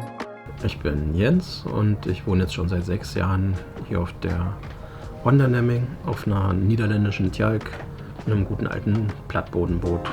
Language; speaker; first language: German; native; German